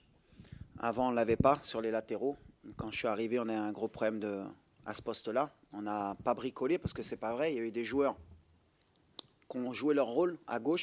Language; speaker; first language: French; native; French